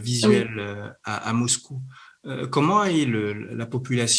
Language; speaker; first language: French; native; French